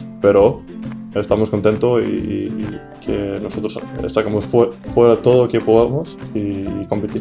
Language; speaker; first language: Spanish; non-native, learner; English